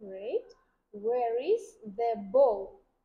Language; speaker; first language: English; non-native, fluent; Vietnamese